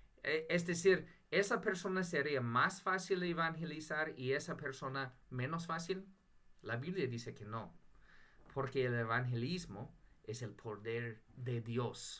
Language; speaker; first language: Spanish; non-native, fluent; English